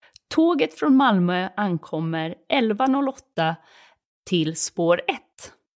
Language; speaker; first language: Swedish; native; Swedish